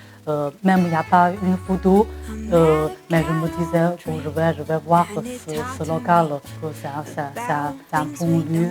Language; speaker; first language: French; non-native, fluent; Chinese